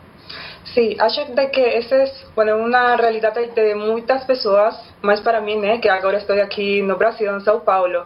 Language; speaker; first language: Portuguese; non-native, learner; Spanish